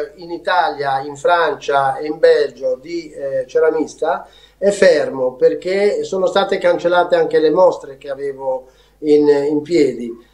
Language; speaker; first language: Italian; native; Italian